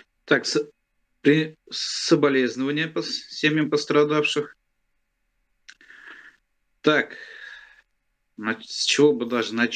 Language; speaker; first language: Russian; native; Russian